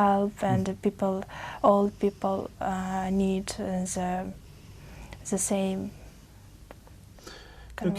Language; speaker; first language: English; non-native, learner; Uzbek